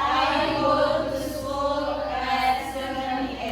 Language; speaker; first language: English; non-native, learner; Indonesian